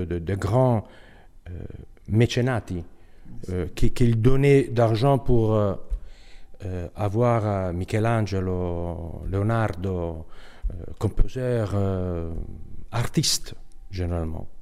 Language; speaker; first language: French; non-native, learner; Italian